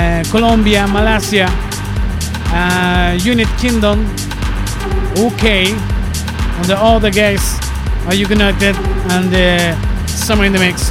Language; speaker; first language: English; non-native, learner; Spanish